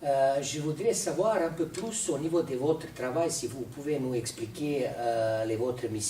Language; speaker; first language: French; non-native, learner; Serbian